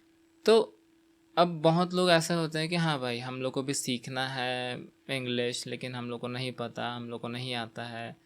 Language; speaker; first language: Hindi; non-native, local second language; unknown